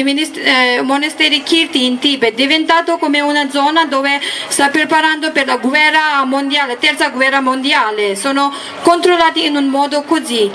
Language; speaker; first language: Italian; non-native, learner; Tibetan